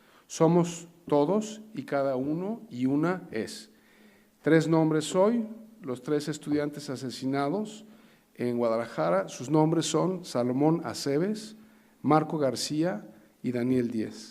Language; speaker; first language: Spanish; native; Spanish